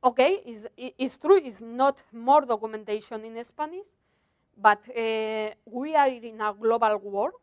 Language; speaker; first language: English; non-native, learner; Spanish